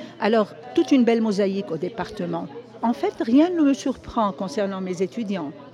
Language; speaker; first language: French; non-native, local second language; Arabic